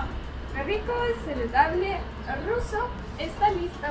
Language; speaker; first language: Spanish; non-native, fluent; Russian